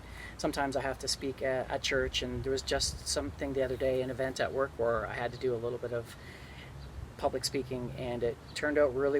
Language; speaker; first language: English; native; English